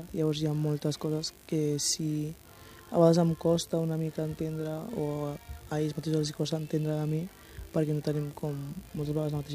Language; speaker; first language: Catalan; early bilingual, other home language; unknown